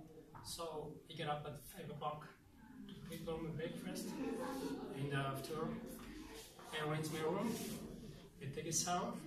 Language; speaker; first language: English; non-native, learner; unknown